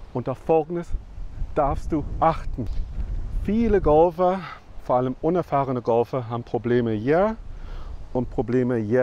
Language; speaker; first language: German; non-native, fluent; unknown